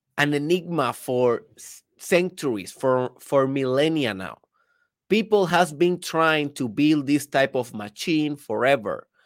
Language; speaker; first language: English; non-native, fluent; Spanish